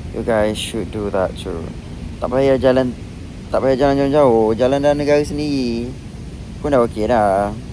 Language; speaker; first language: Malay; native; Malay